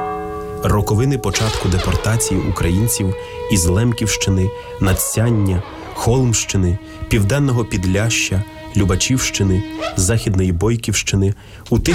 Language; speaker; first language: Ukrainian; native; Ukrainian